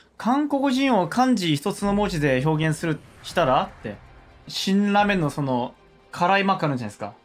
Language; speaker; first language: Japanese; non-native, fluent; Korean